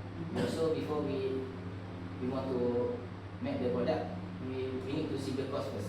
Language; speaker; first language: English; non-native, learner; Malay